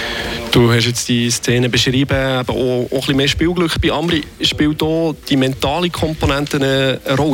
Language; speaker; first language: German; native; German